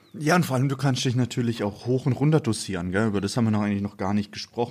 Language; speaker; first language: German; native; German